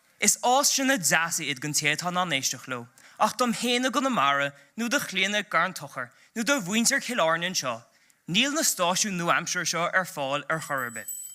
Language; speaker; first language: Irish; native; Irish